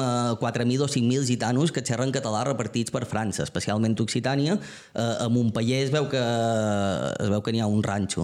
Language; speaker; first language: Catalan; native; Catalan